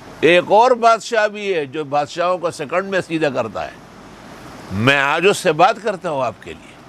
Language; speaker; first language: Urdu; non-native, local second language; Pashto